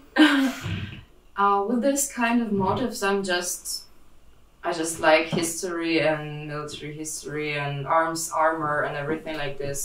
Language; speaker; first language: English; non-native, fluent; Russian